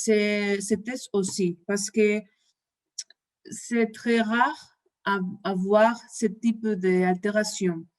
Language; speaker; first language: French; non-native, fluent; Spanish